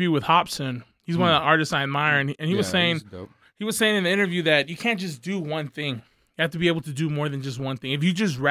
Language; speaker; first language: English; native; English